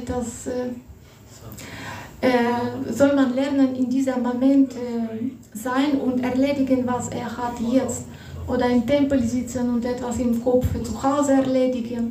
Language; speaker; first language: German; non-native, fluent; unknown